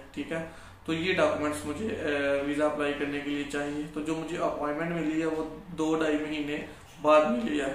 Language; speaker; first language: Urdu; non-native, local second language; Punjabi